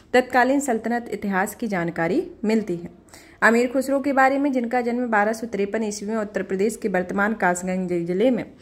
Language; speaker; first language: Hindi; native; Hindi